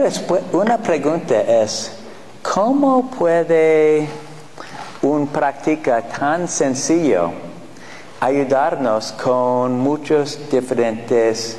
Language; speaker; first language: Spanish; non-native, fluent; English